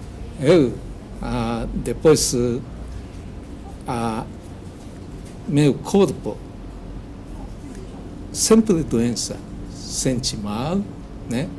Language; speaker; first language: Portuguese; non-native, learner; Japanese